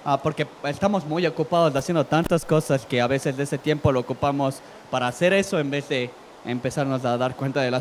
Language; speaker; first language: Spanish; native; Spanish